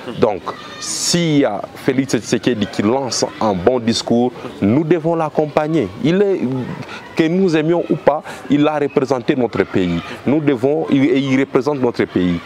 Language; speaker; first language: French; non-native, local second language; Swahili